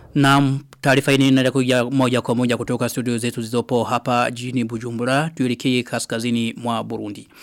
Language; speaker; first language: Swahili; non-native, local second language; Rundi